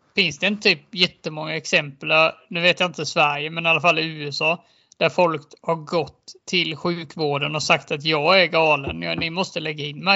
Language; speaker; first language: Swedish; native; Swedish